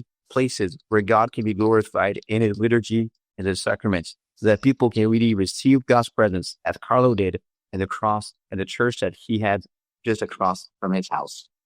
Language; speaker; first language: English; non-native, fluent; French